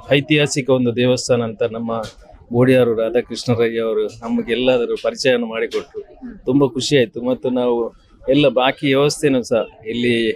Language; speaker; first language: Kannada; native; Kannada